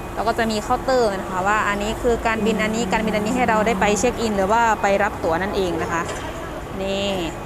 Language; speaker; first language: Thai; native; Thai